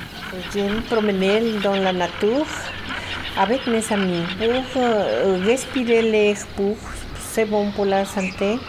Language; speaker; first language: French; non-native, learner; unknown